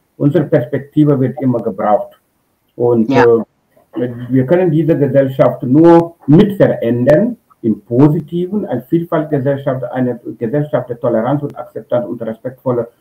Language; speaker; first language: German; non-native, fluent; Wolof